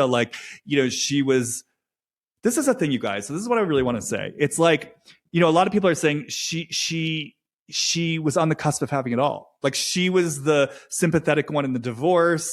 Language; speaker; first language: English; native; English